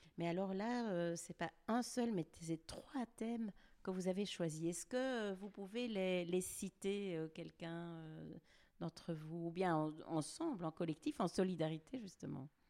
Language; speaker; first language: French; native; French